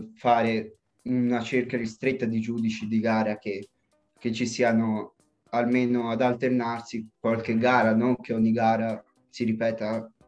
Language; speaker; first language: Italian; native; Italian